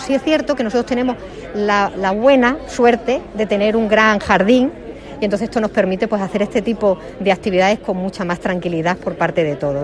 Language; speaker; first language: Spanish; native; Spanish